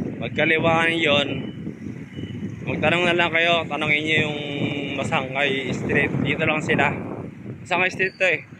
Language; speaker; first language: Filipino; native; Filipino